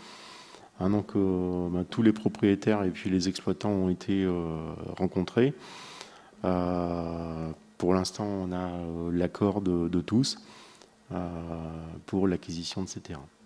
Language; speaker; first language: French; native; French